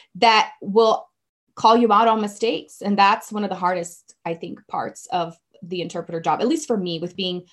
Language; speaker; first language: English; non-native, fluent; Portuguese